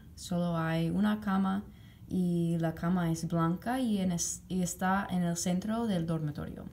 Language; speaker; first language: Spanish; non-native, fluent; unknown